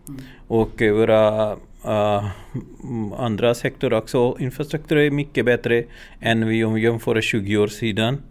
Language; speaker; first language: Swedish; non-native, learner; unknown